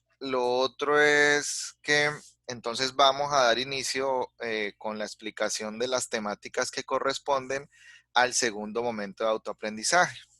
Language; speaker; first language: Spanish; native; Spanish